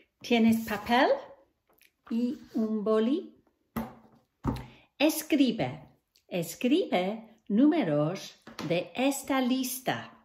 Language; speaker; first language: Spanish; non-native, fluent; English